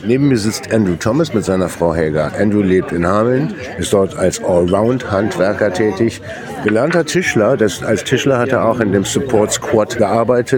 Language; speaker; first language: German; native; German